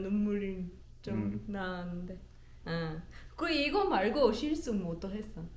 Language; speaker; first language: Korean; non-native, learner; German